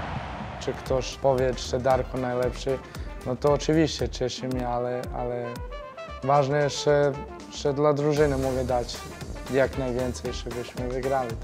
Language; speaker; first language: Polish; non-native, fluent; Serbian